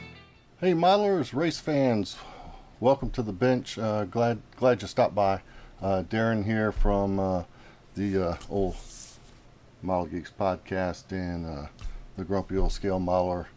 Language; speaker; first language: English; native; English